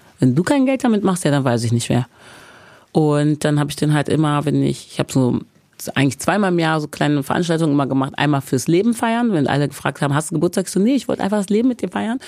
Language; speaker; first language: German; early bilingual, other home language; English